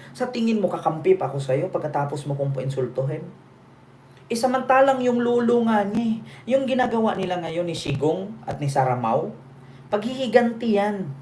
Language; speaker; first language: Filipino; non-native, local second language; Cebuano